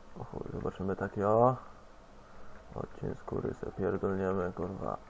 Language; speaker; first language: Polish; native; Polish